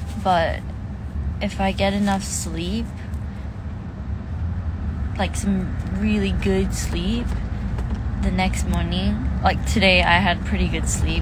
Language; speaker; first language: English; early bilingual, other home language; Korean